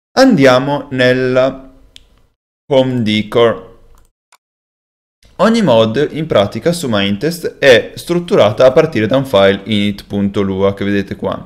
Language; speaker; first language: Italian; native; Italian